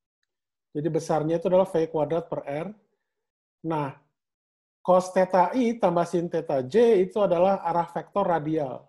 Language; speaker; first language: Indonesian; native; Indonesian